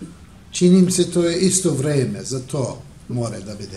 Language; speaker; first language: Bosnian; early bilingual, heritage; Bosnian